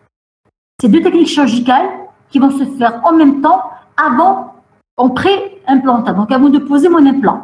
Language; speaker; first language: French; non-native, local second language; Arabic